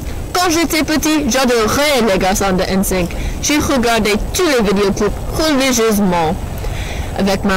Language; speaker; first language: French; non-native, learner; English